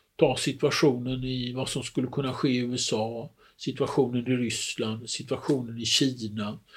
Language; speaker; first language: Swedish; native; Swedish